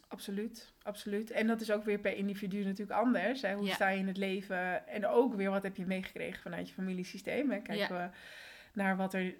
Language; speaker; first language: Dutch; early bilingual, other home language; Spanish